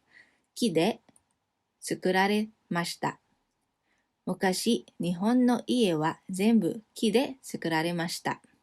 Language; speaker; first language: Japanese; non-native, fluent; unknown